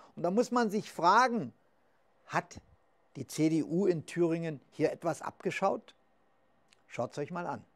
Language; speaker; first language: German; native; German